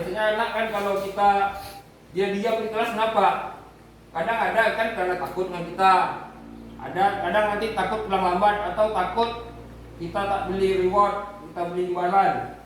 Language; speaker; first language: Indonesian; native; Indonesian